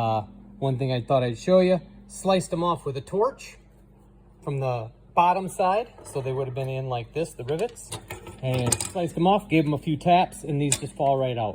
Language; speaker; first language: English; native; English